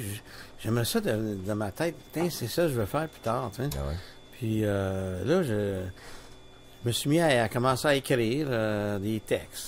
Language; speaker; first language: French; native; French